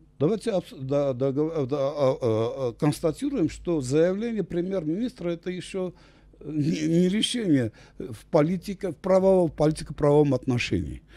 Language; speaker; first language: Russian; non-native, local second language; Armenian